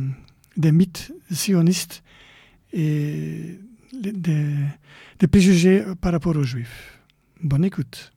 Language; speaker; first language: French; native; French